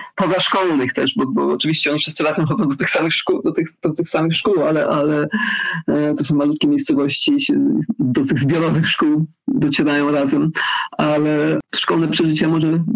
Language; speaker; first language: Polish; early bilingual, heritage; Polish